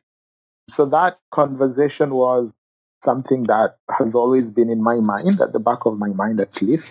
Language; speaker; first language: English; non-native, local second language; Kinyarwanda